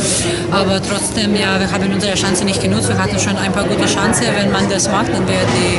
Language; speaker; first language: German; non-native, fluent; Serbian